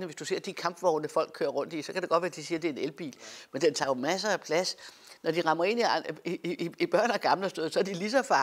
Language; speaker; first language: Danish; native; Danish